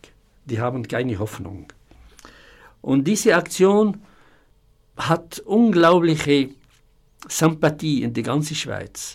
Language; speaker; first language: German; non-native, fluent; Arabic